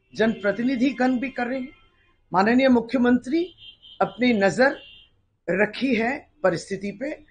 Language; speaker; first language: Hindi; non-native, local second language; Bangla